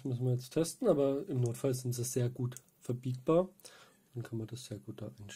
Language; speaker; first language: German; native; German